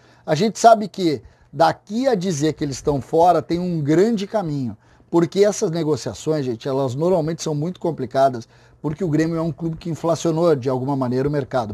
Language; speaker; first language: Portuguese; native; Portuguese